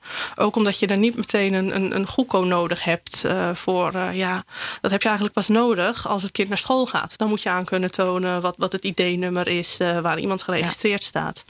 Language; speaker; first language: Dutch; native; Dutch